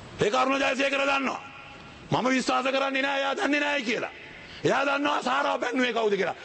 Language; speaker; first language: Sinhala; non-native, local second language; Tamil